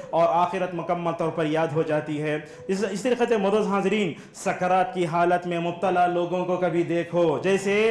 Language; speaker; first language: Urdu; native; Urdu